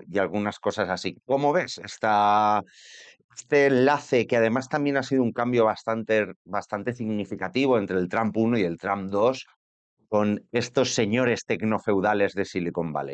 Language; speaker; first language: Spanish; native; Spanish